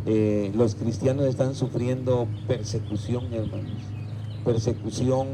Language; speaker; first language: Spanish; native; Spanish